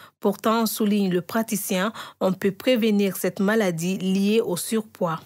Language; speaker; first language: French; non-native, local second language; Bambara